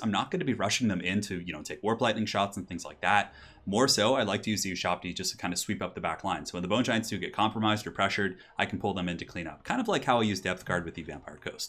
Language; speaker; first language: English; native; English